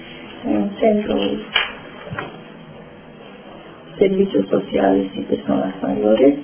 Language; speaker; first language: Spanish; non-native, learner; Romanian